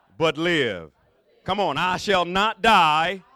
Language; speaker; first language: English; native; English